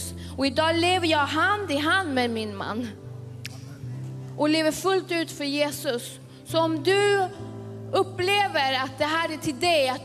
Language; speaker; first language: Swedish; early bilingual, other home language; Spanish